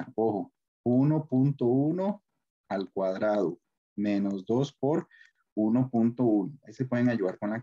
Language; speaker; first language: Spanish; native; Spanish